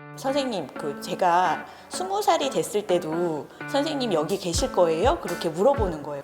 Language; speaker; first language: Korean; native; Korean